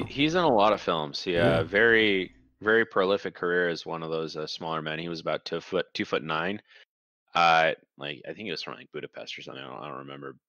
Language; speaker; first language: English; native; English